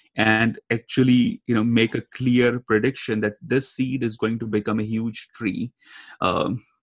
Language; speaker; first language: English; non-native, local second language; Hindi